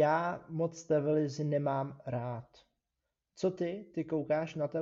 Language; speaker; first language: Czech; non-native, fluent; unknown